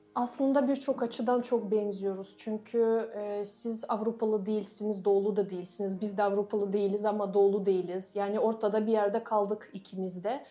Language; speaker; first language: Turkish; non-native, fluent; Russian